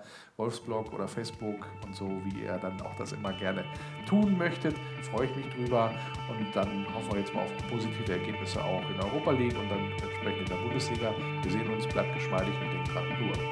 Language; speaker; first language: German; native; German